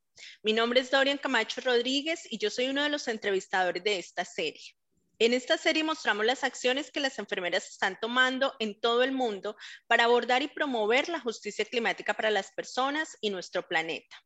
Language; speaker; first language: Spanish; native; Spanish